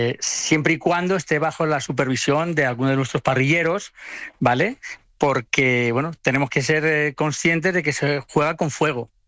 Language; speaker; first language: Spanish; native; Spanish